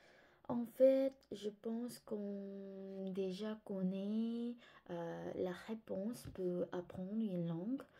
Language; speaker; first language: French; non-native, fluent; Korean